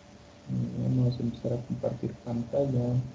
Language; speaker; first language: Spanish; native; Spanish